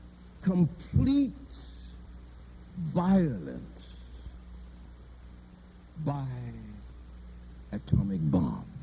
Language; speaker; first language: English; native; English